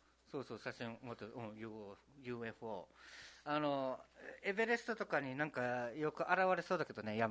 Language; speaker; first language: Japanese; native; Japanese